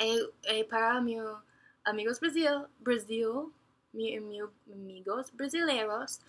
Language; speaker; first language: Portuguese; non-native, learner; English